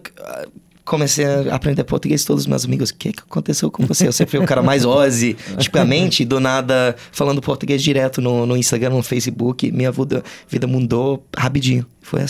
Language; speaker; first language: Portuguese; non-native, fluent; English